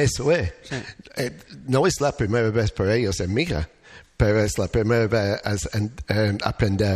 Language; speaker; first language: Spanish; non-native, learner; English